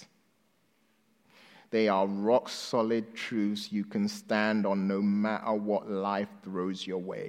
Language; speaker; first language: English; non-native, local second language; Akan